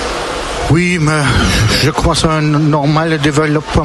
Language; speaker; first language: French; non-native, learner; German